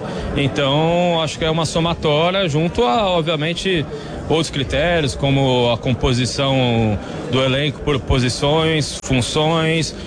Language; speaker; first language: Portuguese; native; Portuguese